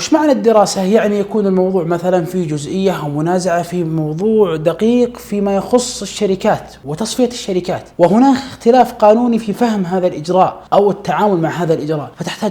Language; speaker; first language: Arabic; native; Arabic